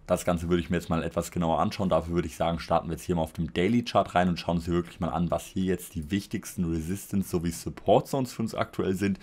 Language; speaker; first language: German; native; German